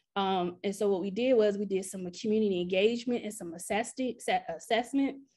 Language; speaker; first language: English; native; English